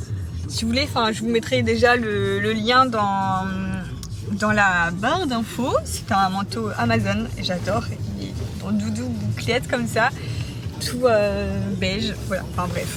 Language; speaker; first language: French; native; French